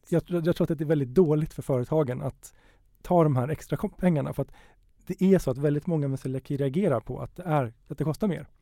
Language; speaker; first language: Swedish; native; Swedish